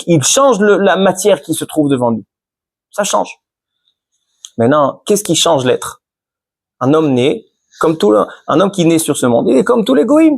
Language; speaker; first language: French; native; French